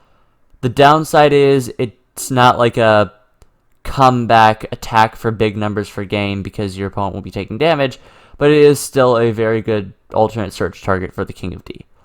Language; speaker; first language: English; native; English